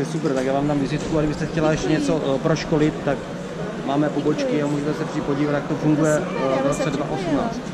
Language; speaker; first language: Czech; native; Czech